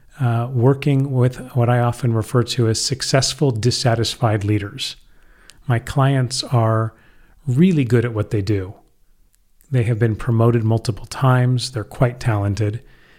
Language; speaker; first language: English; native; English